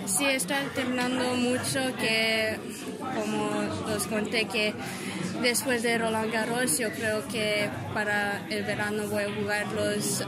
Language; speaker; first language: Spanish; early bilingual, heritage; English